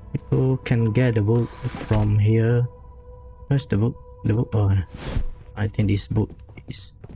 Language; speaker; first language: English; non-native, local second language; Malay